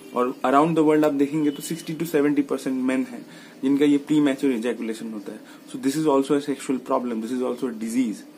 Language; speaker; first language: Hindi; non-native, local second language; Bangla